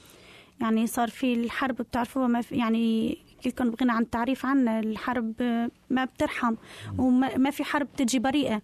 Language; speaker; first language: Arabic; native; Arabic